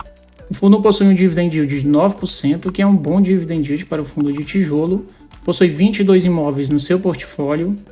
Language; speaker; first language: Portuguese; native; Portuguese